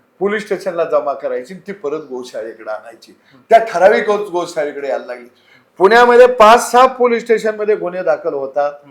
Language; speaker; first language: Marathi; native; Marathi